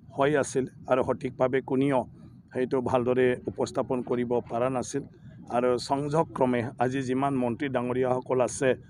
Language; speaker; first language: Assamese; native; Assamese